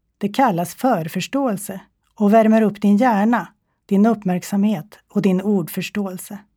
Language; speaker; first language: Swedish; native; Swedish